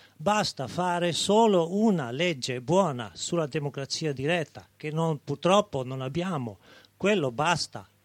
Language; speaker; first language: Italian; non-native, local second language; German